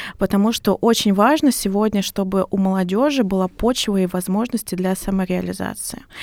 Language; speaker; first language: Russian; native; Russian